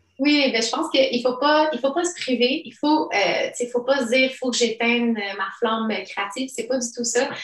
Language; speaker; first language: French; early bilingual, other home language; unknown